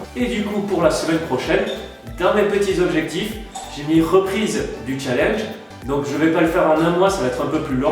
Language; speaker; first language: French; native; French